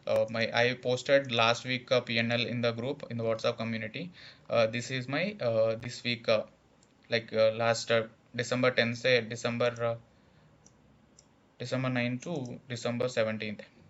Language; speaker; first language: English; non-native, local second language; Telugu